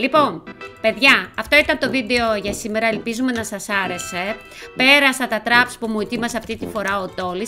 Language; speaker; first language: Greek; native; Greek